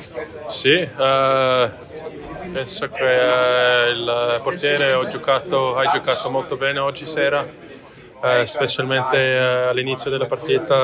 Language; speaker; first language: Italian; non-native, fluent; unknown